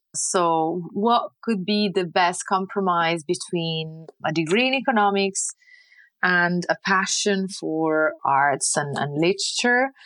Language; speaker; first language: English; non-native, fluent; Italian